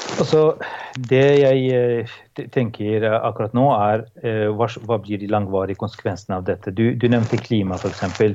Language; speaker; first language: Norwegian; non-native, fluent; Albanian